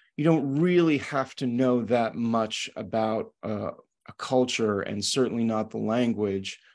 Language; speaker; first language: English; native; English